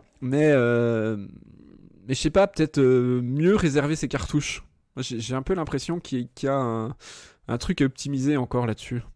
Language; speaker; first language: French; native; French